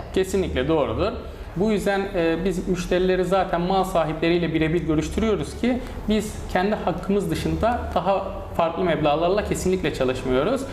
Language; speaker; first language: Turkish; native; Turkish